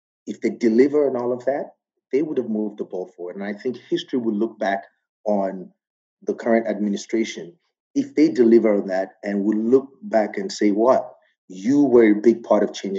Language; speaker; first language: English; non-native, local second language; Yoruba